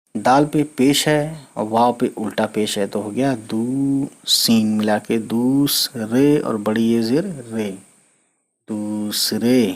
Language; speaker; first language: Urdu; native; Urdu